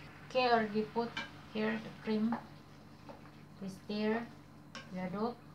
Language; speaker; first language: English; non-native, learner; Indonesian